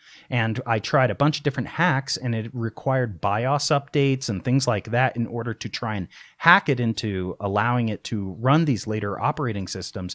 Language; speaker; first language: English; native; English